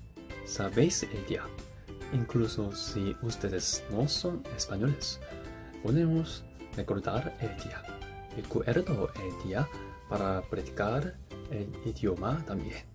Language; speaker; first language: Spanish; non-native, learner; Korean